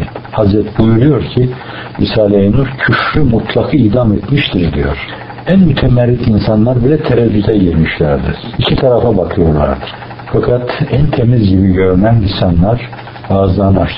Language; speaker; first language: Turkish; native; Turkish